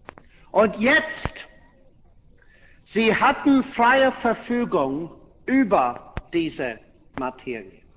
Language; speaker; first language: German; non-native, fluent; English